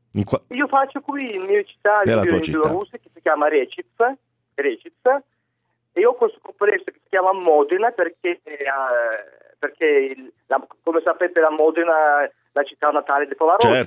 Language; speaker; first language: Italian; non-native, fluent; Belarusian